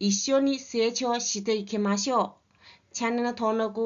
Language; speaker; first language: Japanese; non-native, fluent; Chinese